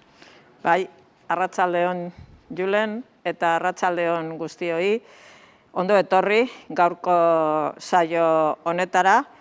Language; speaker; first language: Basque; native; Basque